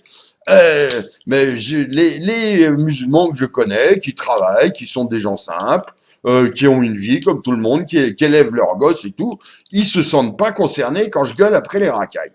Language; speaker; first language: French; native; French